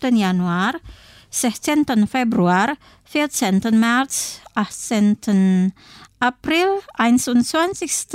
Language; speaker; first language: German; non-native, fluent; Indonesian